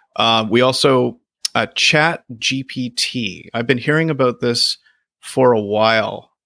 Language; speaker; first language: English; native; English